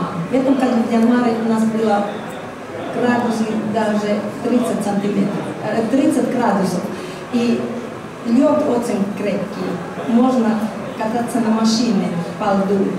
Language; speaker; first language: Russian; non-native, fluent; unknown